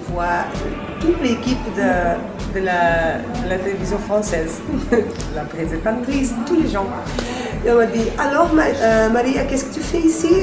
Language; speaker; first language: French; non-native, learner; Portuguese